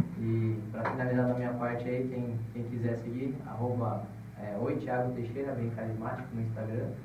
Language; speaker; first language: Portuguese; native; Portuguese